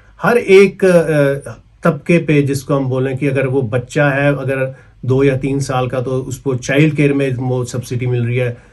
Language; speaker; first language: Hindi; native; Hindi